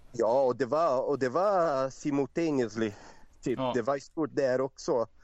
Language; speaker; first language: Swedish; non-native, fluent; Portuguese